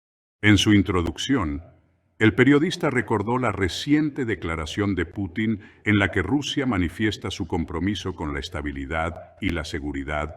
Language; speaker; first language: Spanish; native; Spanish